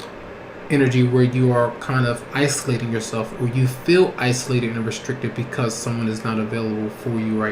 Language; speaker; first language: English; native; English